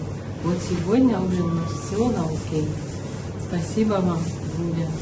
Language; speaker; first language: Russian; non-native, fluent; Tajik